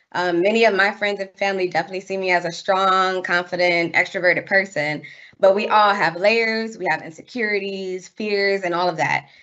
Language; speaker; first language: English; native; English